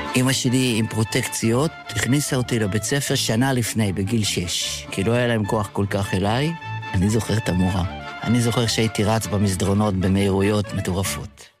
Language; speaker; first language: Hebrew; early bilingual, other home language; Yiddish